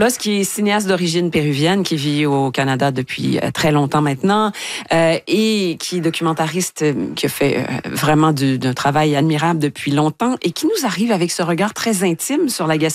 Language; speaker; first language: French; native; French